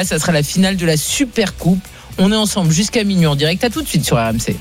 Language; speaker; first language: French; native; French